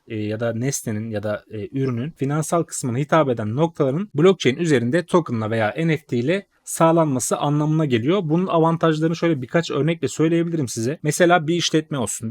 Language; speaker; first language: Turkish; native; Turkish